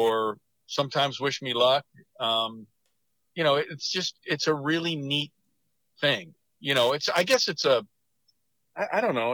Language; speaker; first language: English; native; English